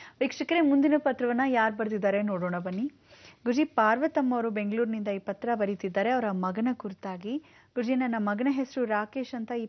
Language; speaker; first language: Kannada; native; Kannada